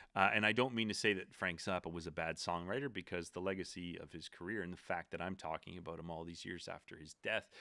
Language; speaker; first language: English; native; English